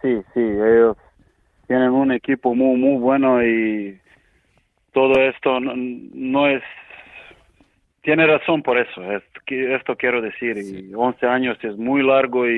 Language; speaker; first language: Spanish; non-native, learner; Serbian